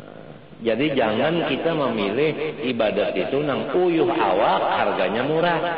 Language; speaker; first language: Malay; non-native, local second language; Banjar